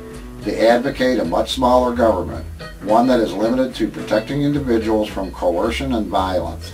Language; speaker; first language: English; native; English